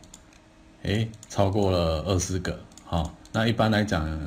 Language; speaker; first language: Chinese; native; Chinese